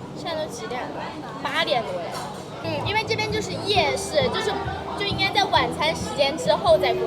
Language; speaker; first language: Chinese; native; Chinese